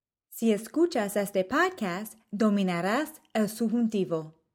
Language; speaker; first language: Spanish; non-native, fluent; English